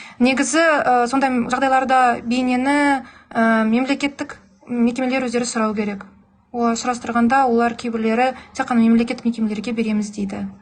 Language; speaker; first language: Kazakh; native; Kazakh